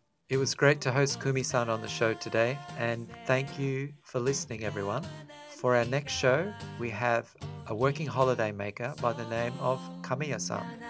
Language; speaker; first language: English; native; English